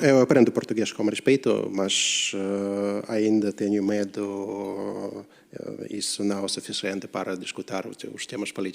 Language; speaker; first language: Portuguese; non-native, learner; Russian